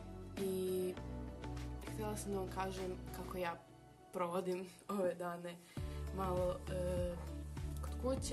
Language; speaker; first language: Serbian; non-native, local second language; Slovak